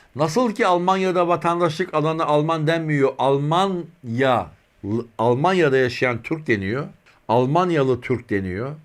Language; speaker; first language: Turkish; native; Turkish